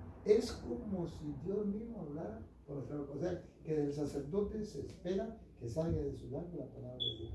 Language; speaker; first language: Spanish; native; Spanish